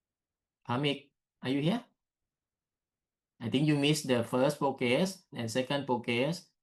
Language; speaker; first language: English; non-native, learner; Thai